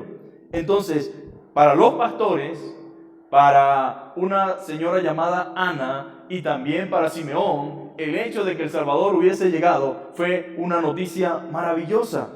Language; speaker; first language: Spanish; native; Spanish